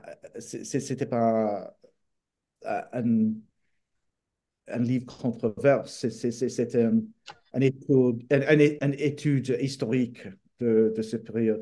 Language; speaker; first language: French; non-native, fluent; English